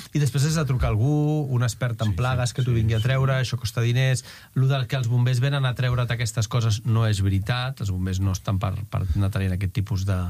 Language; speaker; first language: Catalan; native; Catalan